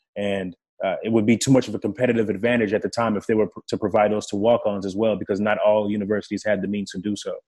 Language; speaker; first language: English; early bilingual, other home language; French